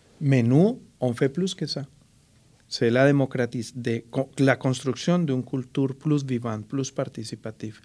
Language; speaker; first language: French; non-native, fluent; Spanish